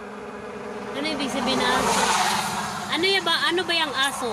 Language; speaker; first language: Filipino; non-native, local second language; Cebuano